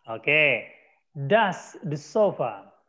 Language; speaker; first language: English; non-native, learner; Indonesian